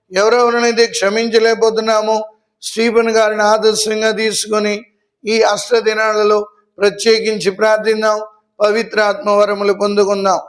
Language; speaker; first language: Telugu; native; Telugu